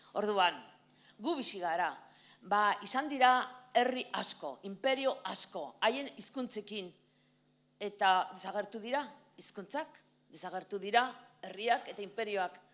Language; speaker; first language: Basque; non-native, local second language; Spanish